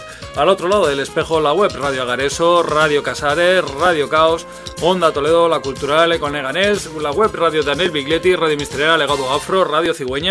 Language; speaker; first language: Spanish; native; Spanish